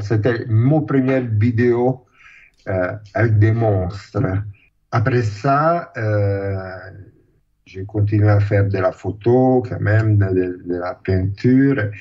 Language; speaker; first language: French; non-native, fluent; Italian